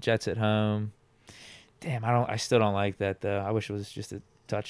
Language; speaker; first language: English; native; English